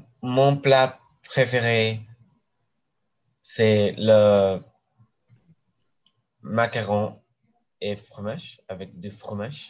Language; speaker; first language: French; non-native, learner; English